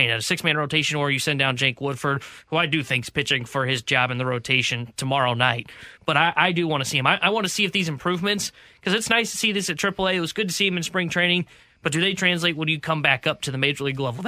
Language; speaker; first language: English; native; English